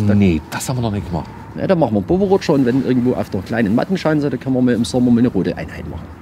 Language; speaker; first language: German; native; German